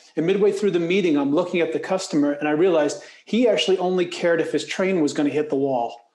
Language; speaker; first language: English; native; English